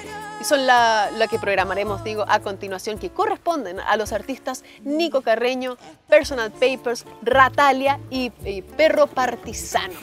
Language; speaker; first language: Spanish; native; Spanish